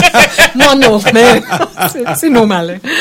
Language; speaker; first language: French; non-native, learner; English